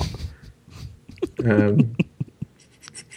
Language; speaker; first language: English; native; English